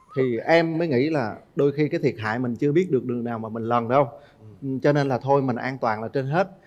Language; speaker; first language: Vietnamese; native; Vietnamese